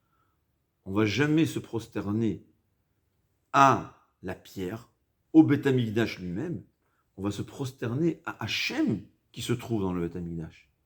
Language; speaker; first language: French; native; French